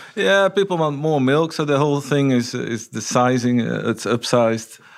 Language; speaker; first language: English; non-native, fluent; Dutch